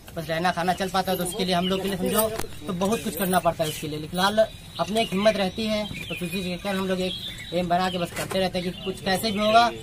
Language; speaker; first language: Hindi; native; Hindi